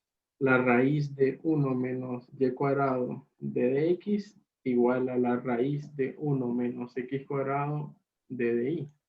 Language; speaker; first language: Spanish; native; Spanish